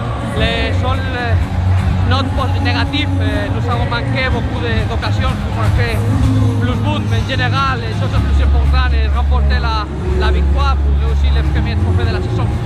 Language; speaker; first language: French; non-native, fluent; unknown